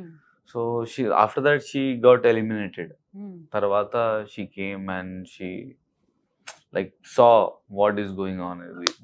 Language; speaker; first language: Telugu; non-native, local second language; Hindi